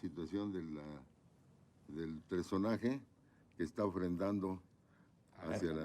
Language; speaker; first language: Spanish; native; Spanish